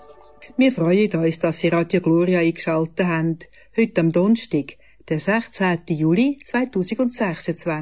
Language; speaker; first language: German; native; German